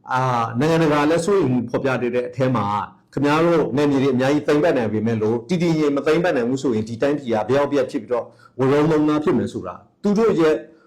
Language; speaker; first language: Burmese; non-native, local second language; S'gaw Karen